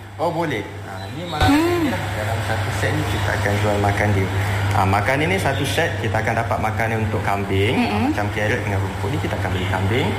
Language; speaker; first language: Malay; native; Malay